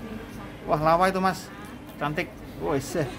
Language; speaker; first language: Indonesian; non-native, local second language; Javanese